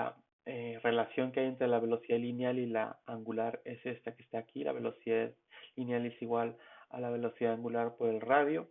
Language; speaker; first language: Spanish; native; Spanish